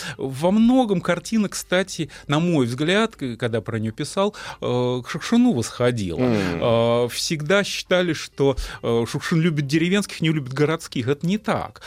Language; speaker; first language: Russian; native; Russian